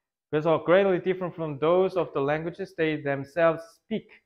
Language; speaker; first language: English; non-native, fluent; Korean